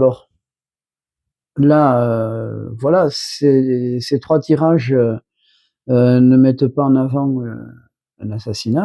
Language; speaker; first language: French; native; French